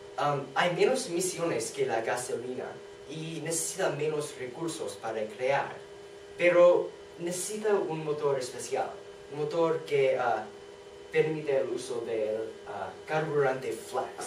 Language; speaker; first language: Spanish; non-native, learner; English